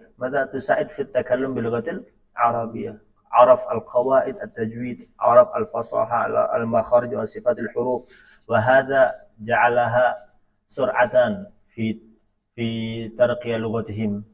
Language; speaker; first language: Arabic; non-native, learner; Indonesian